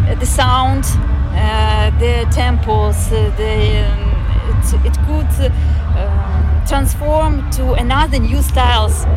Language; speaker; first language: English; non-native, fluent; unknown